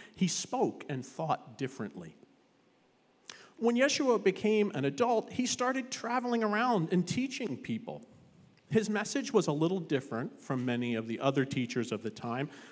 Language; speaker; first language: English; native; English